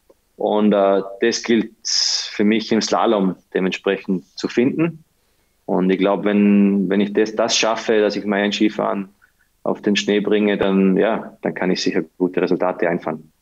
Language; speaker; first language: German; native; German